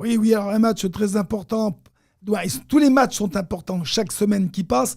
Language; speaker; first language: French; native; French